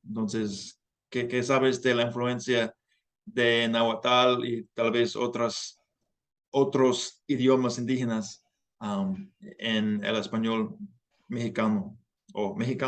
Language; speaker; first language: Spanish; non-native, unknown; English